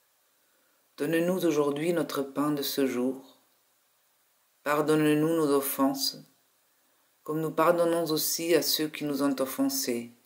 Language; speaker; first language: French; native; French